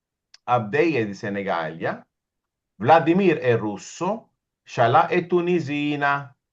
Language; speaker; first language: Italian; non-native, fluent; Hindi